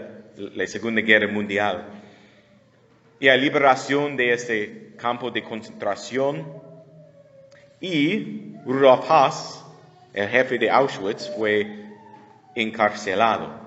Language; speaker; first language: Spanish; non-native, learner; English